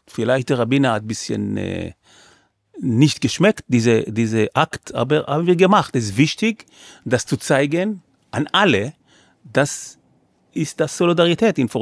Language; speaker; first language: German; non-native, fluent; Hebrew